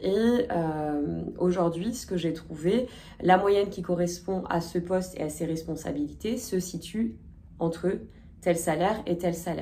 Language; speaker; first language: French; native; French